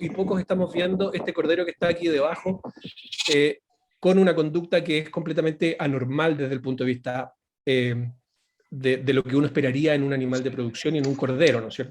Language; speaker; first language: Spanish; native; Spanish